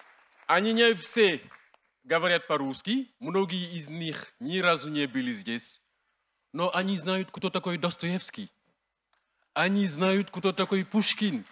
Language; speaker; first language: Russian; non-native, fluent; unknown